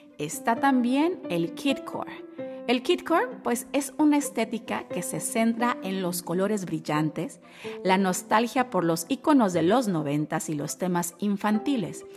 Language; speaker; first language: Spanish; native; Spanish